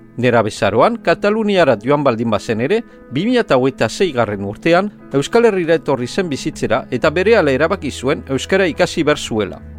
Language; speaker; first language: Basque; native; Basque